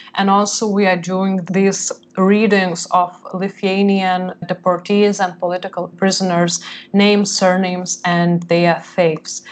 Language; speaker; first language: English; non-native, fluent; Lithuanian